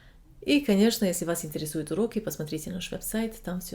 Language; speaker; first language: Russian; non-native, fluent; Serbian